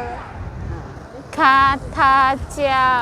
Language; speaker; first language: Chinese; non-native, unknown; Indonesian